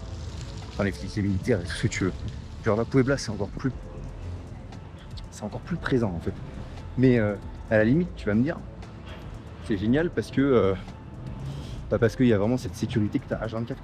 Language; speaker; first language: French; native; French